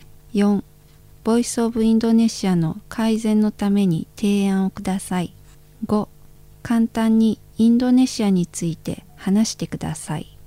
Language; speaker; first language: Japanese; non-native, fluent; Indonesian